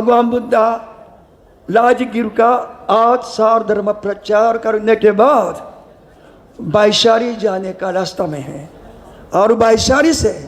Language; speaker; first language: Hindi; non-native, learner; Japanese